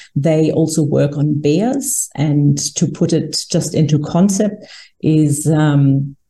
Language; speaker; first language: English; non-native, fluent; German